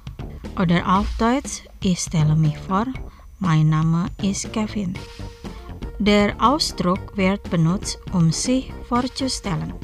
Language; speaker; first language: German; non-native, fluent; Indonesian